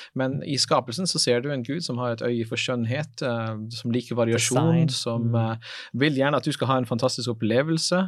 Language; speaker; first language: Norwegian; non-native, fluent; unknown